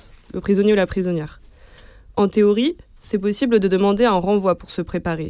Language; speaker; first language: French; native; French